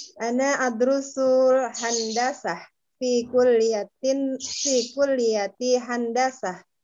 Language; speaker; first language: Arabic; non-native, learner; Indonesian